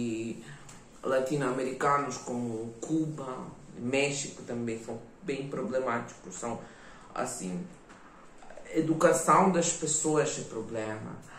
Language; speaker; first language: Portuguese; non-native, fluent; Ukrainian